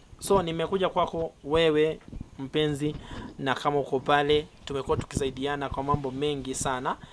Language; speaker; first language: Swahili; non-native, local second language; Gusii